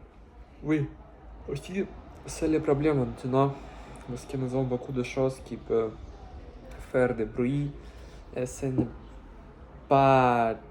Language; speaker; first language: French; non-native, learner; Russian